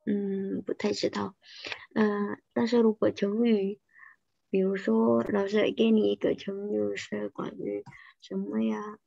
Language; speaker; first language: Chinese; non-native, fluent; Indonesian